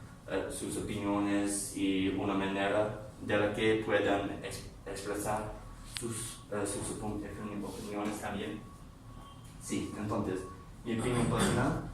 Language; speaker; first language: Spanish; non-native, learner; English